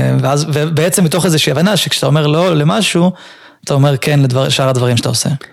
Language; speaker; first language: Hebrew; native; Hebrew